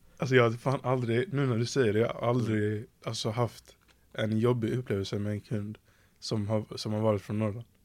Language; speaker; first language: Swedish; native; Swedish